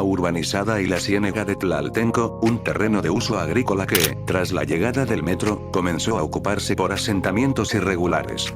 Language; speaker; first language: Spanish; native; Spanish